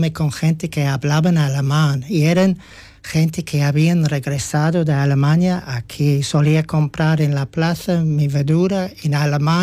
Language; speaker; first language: Spanish; non-native, fluent; English